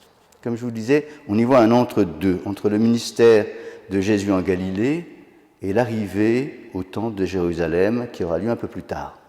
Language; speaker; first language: French; native; French